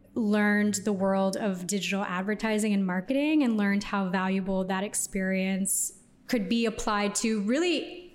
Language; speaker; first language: English; native; English